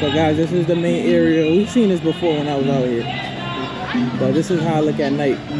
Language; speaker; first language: English; native; English